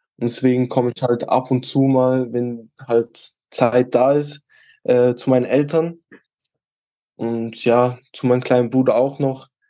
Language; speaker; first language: German; early bilingual, other home language; Albanian